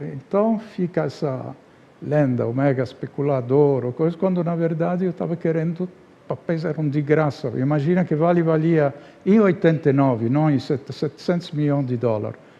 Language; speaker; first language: Portuguese; non-native, fluent; Arabic